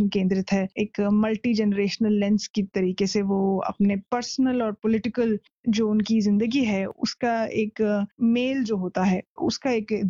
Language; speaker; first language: Hindi; non-native, local second language; Punjabi